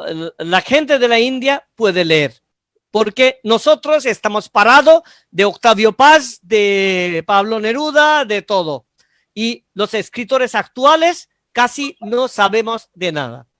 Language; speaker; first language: Spanish; non-native, fluent; Bangla